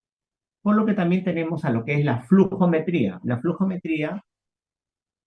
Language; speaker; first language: Spanish; native; Spanish